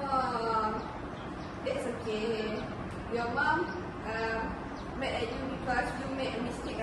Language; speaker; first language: English; non-native, learner; Malay